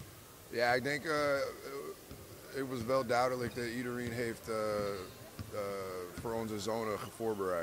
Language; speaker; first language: Dutch; non-native, fluent; English